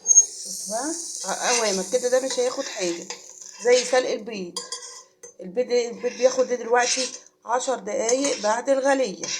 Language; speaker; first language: Arabic; native; Arabic